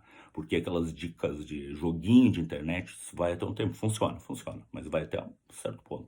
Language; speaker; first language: Portuguese; native; Portuguese